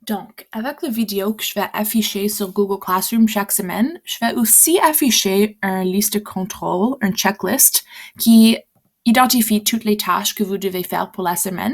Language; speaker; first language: French; non-native, local second language; English